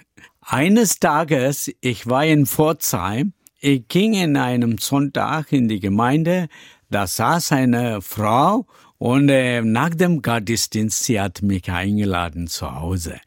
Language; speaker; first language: German; non-native, learner; Tamil